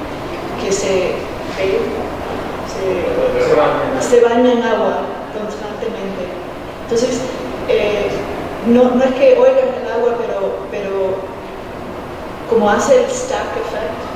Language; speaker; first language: Spanish; early bilingual, heritage; Spanish